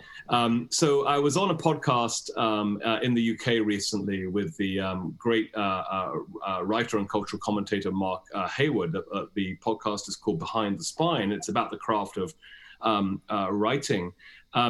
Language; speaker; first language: English; native; English